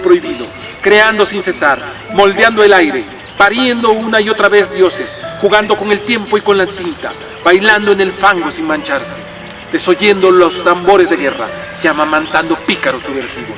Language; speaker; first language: Spanish; native; Spanish